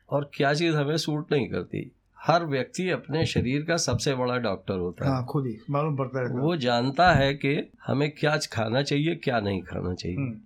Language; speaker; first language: Hindi; native; Hindi